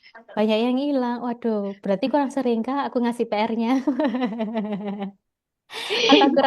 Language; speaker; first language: Indonesian; native; Indonesian